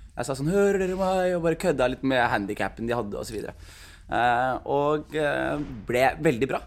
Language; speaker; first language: Norwegian; early bilingual, other home language; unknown